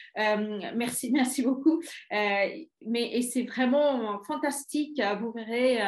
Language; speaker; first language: French; non-native, fluent; Bangla